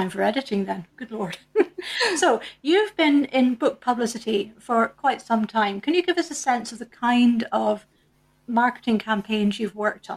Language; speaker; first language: English; native; English